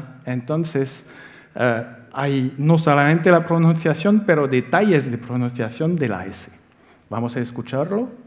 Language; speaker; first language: Spanish; non-native, fluent; French